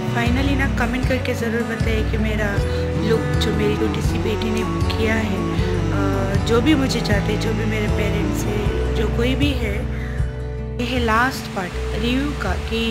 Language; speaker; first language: Hindi; non-native, local second language; Konkani